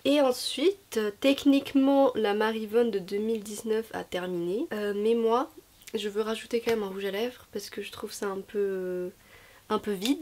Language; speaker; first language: French; native; French